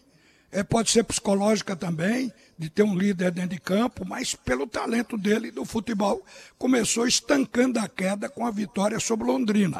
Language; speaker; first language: Portuguese; native; Portuguese